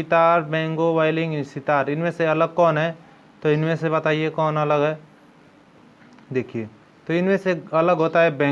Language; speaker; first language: Hindi; native; Hindi